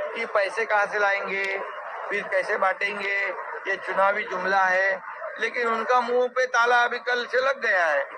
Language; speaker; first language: Hindi; non-native, local second language; Marathi